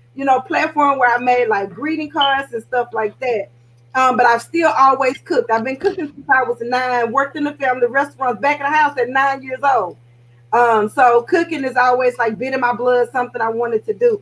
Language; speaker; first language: English; native; English